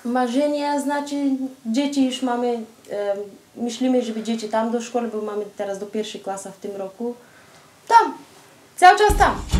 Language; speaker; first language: Polish; non-native, learner; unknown